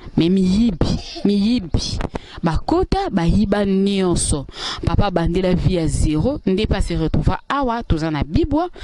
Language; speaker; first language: Lingala; native; Lingala